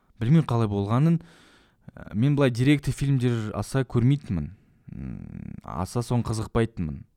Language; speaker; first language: Kazakh; non-native, local second language; Russian